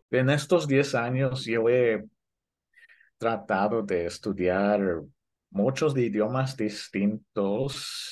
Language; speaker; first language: Spanish; early bilingual, heritage; Spanish